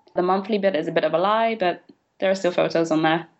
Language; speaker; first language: English; native; English